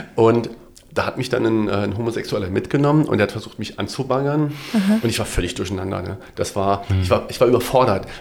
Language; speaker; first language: German; native; German